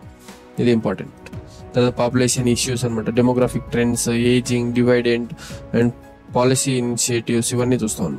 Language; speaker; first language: Telugu; native; Telugu